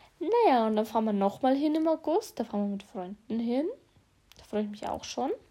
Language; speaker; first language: German; early bilingual, other home language; Russian